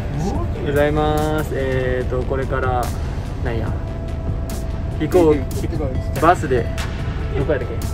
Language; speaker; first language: Japanese; native; Japanese